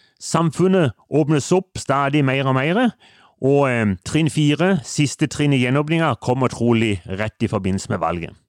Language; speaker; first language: Norwegian; native; Norwegian